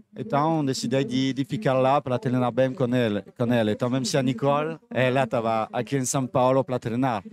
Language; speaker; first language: Portuguese; non-native, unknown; French